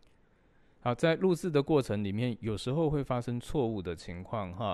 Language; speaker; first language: Chinese; native; Chinese